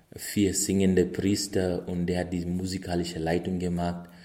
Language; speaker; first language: German; non-native, fluent; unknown